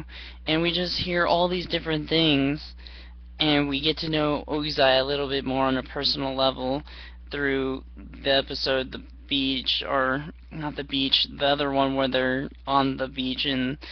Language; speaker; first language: English; native; English